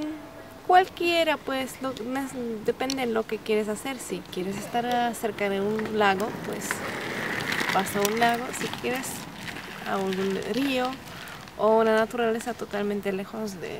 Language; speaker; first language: Spanish; non-native, fluent; Czech